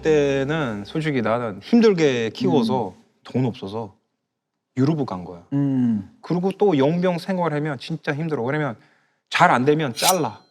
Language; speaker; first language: Korean; early bilingual, heritage; English